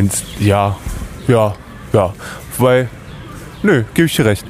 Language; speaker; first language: German; native; German